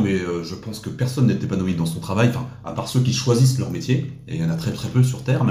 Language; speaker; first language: French; native; French